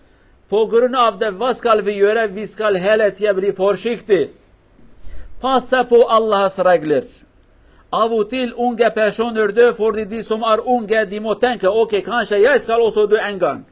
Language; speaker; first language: Swedish; non-native, learner; Kurdish